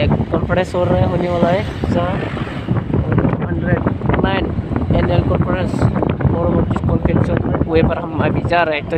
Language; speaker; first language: Hindi; non-native, local second language; Bodo